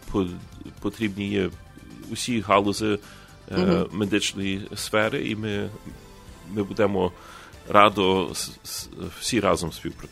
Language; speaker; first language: Ukrainian; early bilingual, heritage; Ukrainian